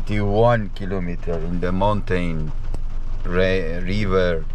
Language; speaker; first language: English; non-native, learner; Persian